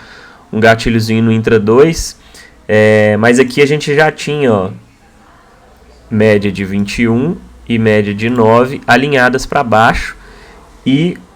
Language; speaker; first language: Portuguese; native; Portuguese